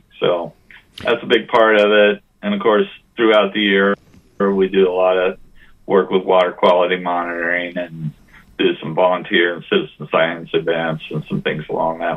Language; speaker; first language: English; native; English